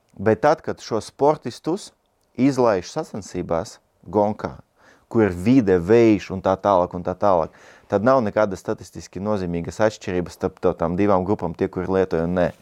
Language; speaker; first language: Latvian; non-native, local second language; Russian